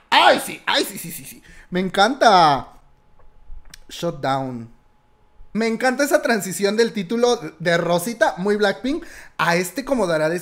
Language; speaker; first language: Spanish; native; Spanish